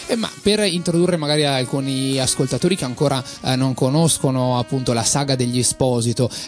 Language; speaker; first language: Italian; native; Italian